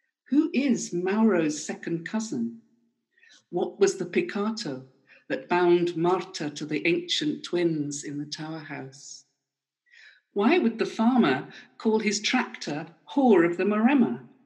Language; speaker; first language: English; native; English